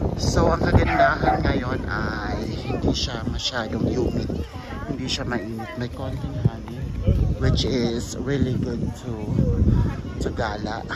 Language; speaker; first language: Filipino; native; Filipino